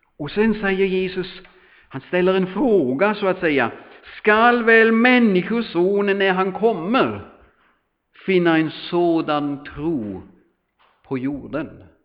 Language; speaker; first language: Swedish; non-native, fluent; German